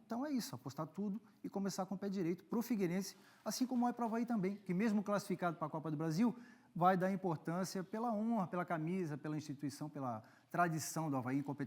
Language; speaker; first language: Portuguese; native; Portuguese